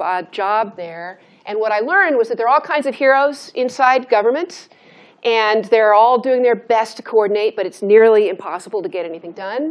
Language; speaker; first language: English; native; English